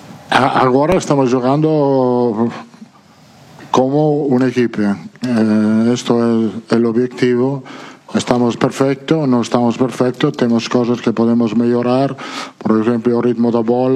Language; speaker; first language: Portuguese; non-native, fluent; Italian